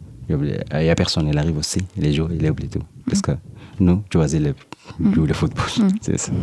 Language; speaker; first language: French; non-native, learner; Arabic